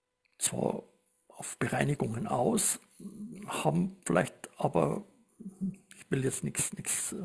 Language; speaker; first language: German; native; German